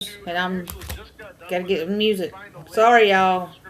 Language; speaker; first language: English; native; English